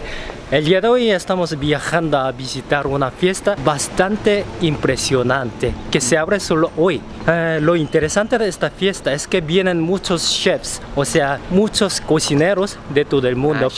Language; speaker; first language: Spanish; non-native, fluent; Korean